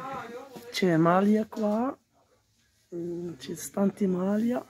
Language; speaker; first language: Italian; non-native, learner; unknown